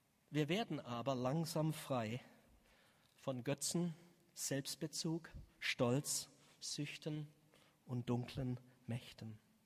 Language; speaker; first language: German; native; German